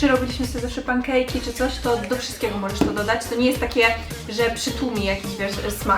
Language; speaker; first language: Polish; native; Polish